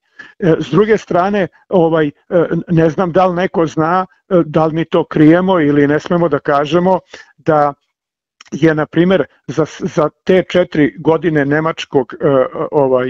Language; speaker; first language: Serbian; native; Serbian